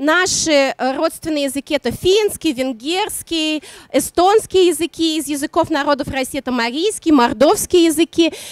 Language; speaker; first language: Russian; non-native, local second language; Udmurt